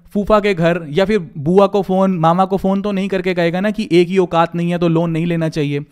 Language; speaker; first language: Hindi; native; Hindi